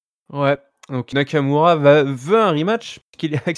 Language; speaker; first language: French; native; French